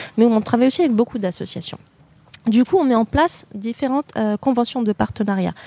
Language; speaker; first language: French; native; French